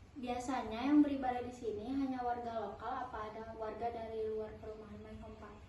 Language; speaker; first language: Indonesian; native; Indonesian